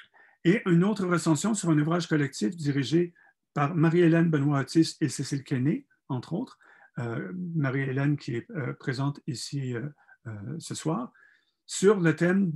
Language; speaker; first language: French; native; French